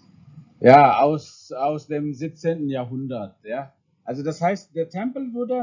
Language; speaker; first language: German; non-native, fluent; Indonesian